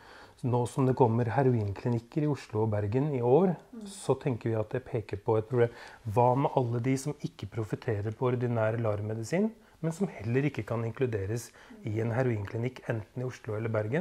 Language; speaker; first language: Norwegian; native; Norwegian